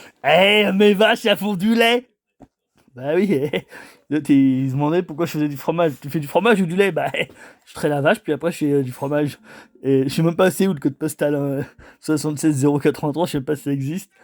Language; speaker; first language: French; native; French